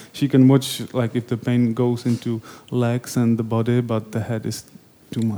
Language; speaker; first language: English; non-native, fluent; Czech